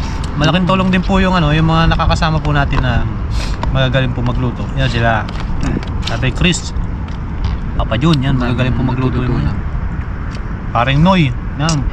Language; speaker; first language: Filipino; native; Filipino